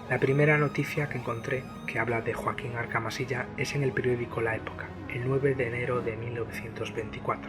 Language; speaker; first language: Spanish; native; Spanish